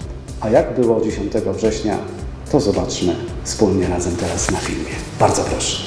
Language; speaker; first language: Polish; native; Polish